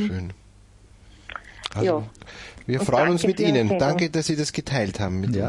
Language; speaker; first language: German; native; German